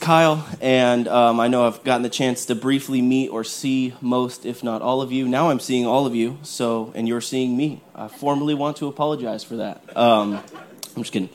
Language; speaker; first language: English; native; English